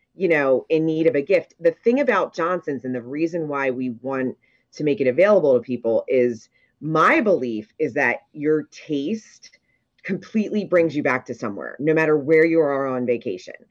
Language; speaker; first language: English; native; English